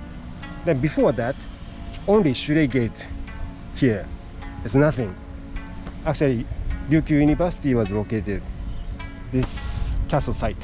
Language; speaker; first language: English; non-native, learner; Japanese